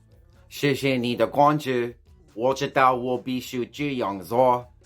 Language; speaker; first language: Chinese; non-native, learner; English